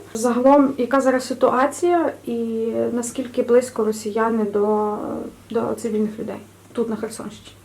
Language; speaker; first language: Ukrainian; native; Ukrainian